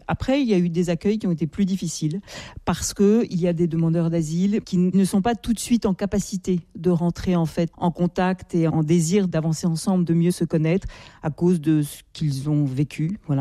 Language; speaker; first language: French; native; French